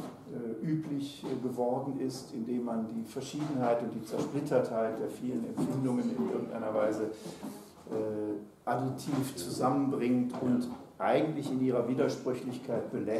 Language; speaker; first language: German; native; German